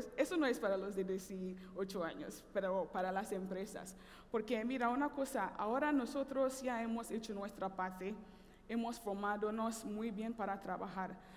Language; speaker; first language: Spanish; non-native, fluent; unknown